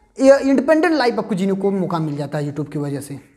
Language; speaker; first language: Hindi; native; Hindi